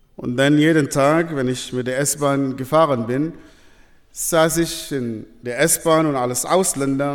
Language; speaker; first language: German; non-native, fluent; Arabic